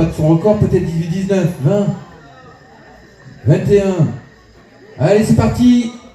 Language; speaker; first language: French; native; French